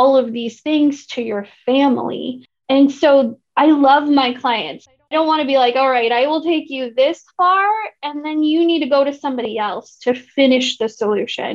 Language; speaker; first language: English; native; English